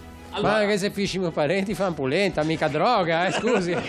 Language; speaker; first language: Italian; native; Italian